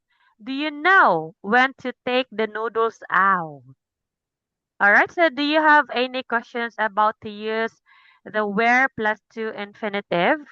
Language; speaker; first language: English; non-native, fluent; Cebuano